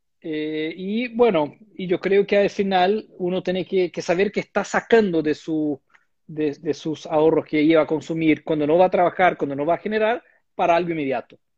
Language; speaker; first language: Spanish; non-native, fluent; Portuguese